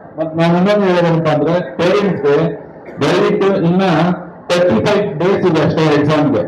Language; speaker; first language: Kannada; native; Kannada